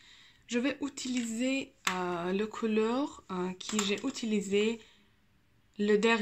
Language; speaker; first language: French; non-native, learner; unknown